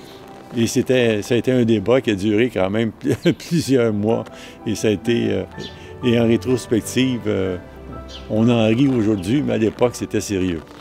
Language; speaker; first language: French; native; French